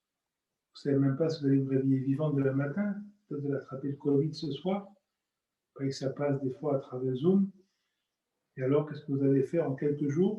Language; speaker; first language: French; native; French